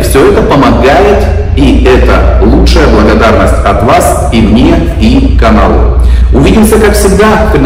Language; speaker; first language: Russian; native; Russian